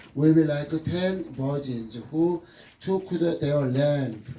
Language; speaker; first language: English; non-native, learner; Korean